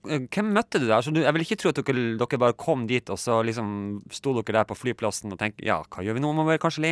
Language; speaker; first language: Norwegian; native; Norwegian